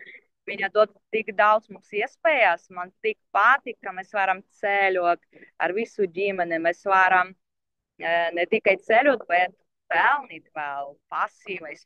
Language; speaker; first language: Latvian; non-native, local second language; Russian